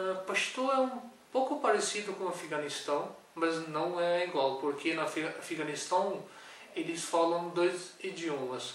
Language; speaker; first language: Portuguese; non-native, learner; Urdu